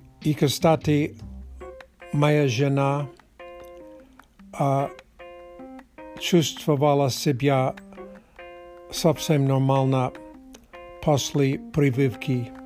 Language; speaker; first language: Russian; non-native, learner; English